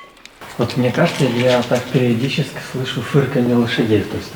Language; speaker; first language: Russian; native; Russian